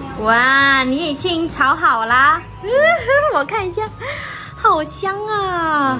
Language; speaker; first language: Chinese; non-native, fluent; Vietnamese